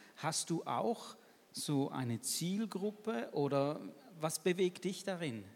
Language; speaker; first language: German; native; German